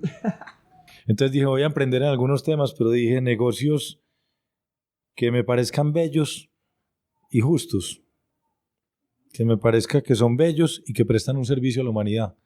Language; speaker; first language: Spanish; native; Spanish